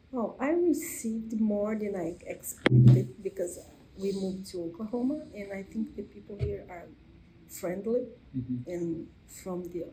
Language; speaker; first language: English; non-native, learner; Portuguese